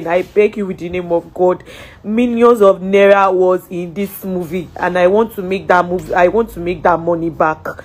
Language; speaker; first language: English; non-native, local second language; Yoruba